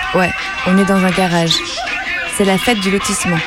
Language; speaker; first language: French; early bilingual, other home language; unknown